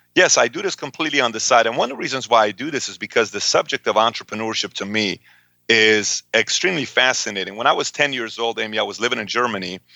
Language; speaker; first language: English; early bilingual, other home language; Persian